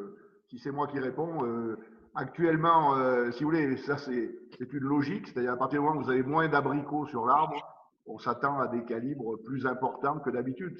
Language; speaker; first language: French; native; French